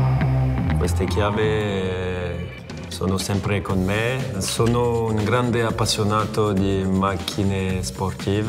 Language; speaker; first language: Italian; non-native, fluent; French